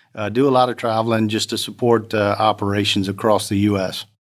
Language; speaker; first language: English; native; English